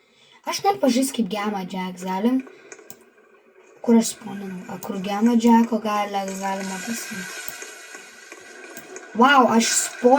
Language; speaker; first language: Lithuanian; native; Lithuanian